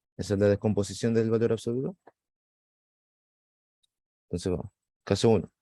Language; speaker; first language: Spanish; native; Spanish